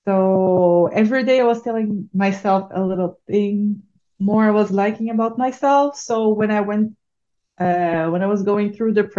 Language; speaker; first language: English; non-native, fluent; French